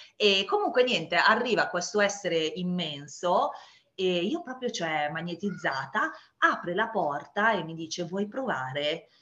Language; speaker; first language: Italian; native; Italian